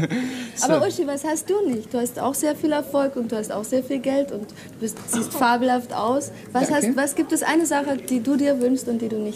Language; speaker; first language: German; native; German